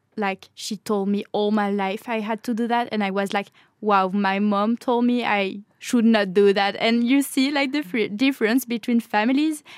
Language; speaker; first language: English; non-native, fluent; French